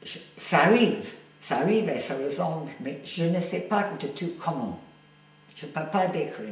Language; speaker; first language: French; non-native, fluent; English